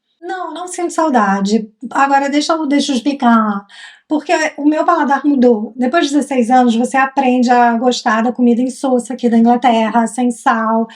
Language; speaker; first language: Portuguese; native; Portuguese